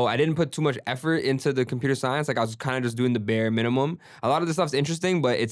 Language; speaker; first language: English; early bilingual, other home language; Gujarati